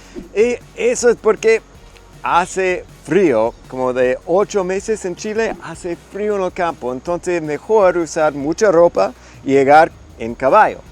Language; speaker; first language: Spanish; non-native, fluent; English